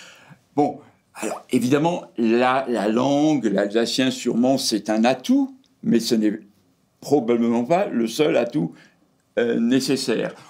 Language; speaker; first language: French; native; French